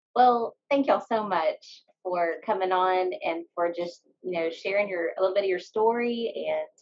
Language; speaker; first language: English; native; English